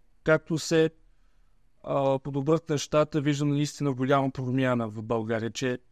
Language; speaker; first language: Bulgarian; early bilingual, heritage; Bulgarian